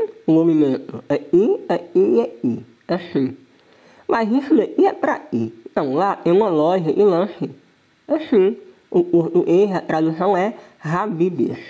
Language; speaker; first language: Portuguese; non-native, local second language; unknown